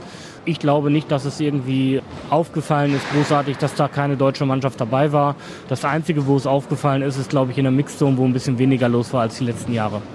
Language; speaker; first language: German; native; German